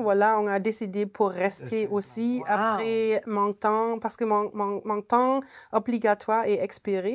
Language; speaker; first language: French; non-native, fluent; German